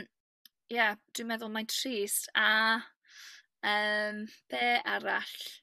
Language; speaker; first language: Welsh; non-native, learner; English